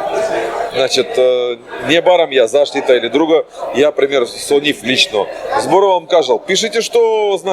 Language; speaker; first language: Macedonian; non-native, fluent; Russian